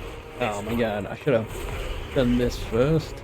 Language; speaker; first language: English; native; English